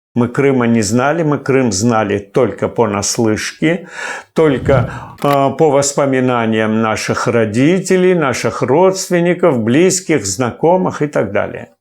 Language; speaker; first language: Russian; non-native, local second language; Crimean Tatar